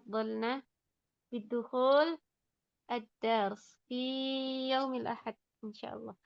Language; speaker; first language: Arabic; non-native, fluent; Indonesian